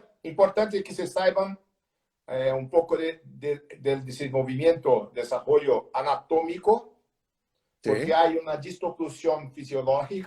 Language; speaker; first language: Spanish; non-native, learner; Portuguese